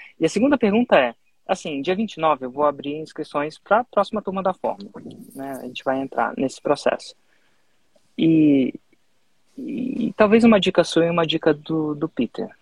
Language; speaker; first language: Portuguese; native; Portuguese